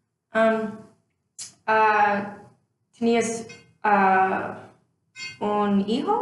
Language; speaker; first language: Spanish; non-native, learner; English